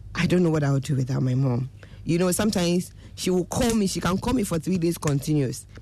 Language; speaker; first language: English; non-native, local second language; Akan